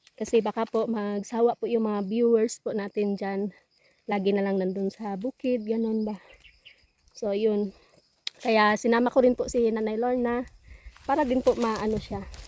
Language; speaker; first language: Filipino; non-native, local second language; Cebuano